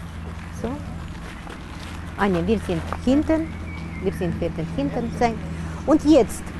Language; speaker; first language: German; non-native, learner; Russian